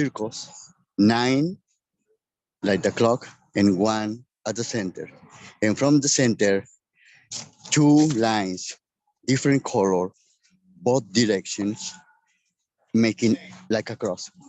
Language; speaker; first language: English; non-native, learner; Spanish